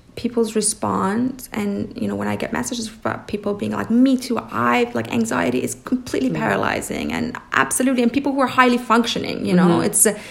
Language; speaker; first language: English; early bilingual, other home language; Persian